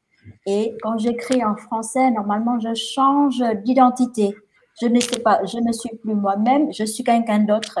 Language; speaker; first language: French; non-native, fluent; Vietnamese